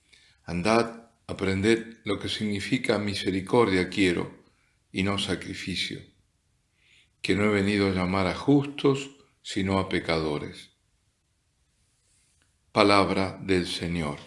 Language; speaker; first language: Spanish; native; Spanish